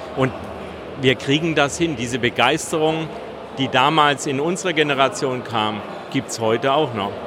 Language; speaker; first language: German; native; German